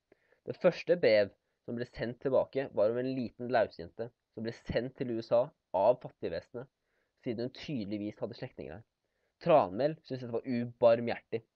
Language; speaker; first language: Norwegian; native; Norwegian